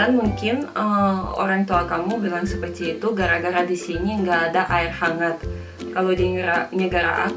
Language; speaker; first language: Indonesian; non-native, fluent; Russian